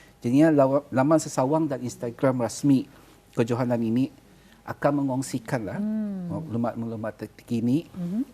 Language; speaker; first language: Malay; native; Malay